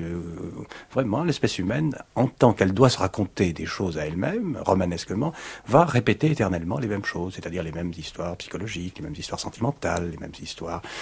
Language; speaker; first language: French; native; French